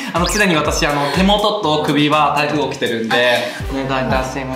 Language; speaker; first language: Japanese; early bilingual, other home language; Korean